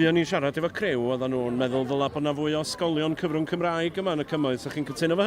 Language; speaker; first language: Welsh; native; Welsh